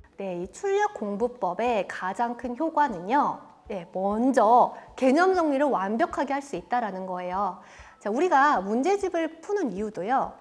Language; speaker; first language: Korean; native; Korean